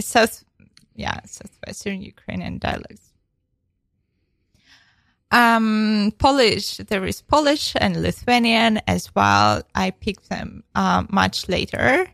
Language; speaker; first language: English; non-native, fluent; Ukrainian